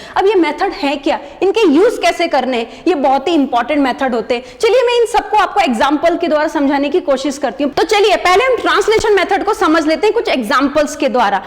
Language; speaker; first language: Hindi; native; Hindi